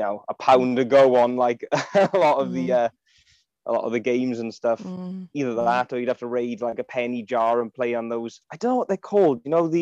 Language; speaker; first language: English; native; English